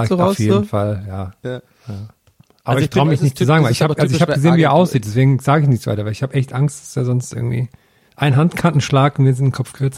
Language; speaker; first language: German; native; German